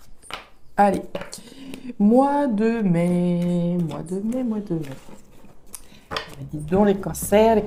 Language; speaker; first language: French; native; French